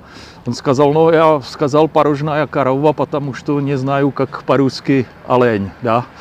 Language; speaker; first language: Russian; non-native, learner; Czech